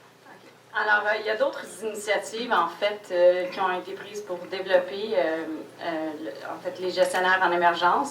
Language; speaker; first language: French; native; French